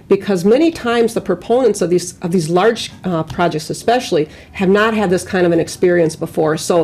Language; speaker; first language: English; native; English